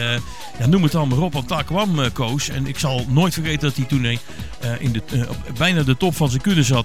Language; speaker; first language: Dutch; native; Dutch